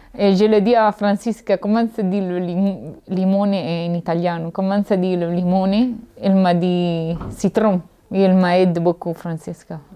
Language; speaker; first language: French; non-native, learner; Italian